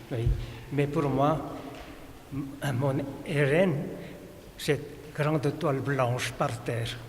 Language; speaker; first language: French; non-native, fluent; Korean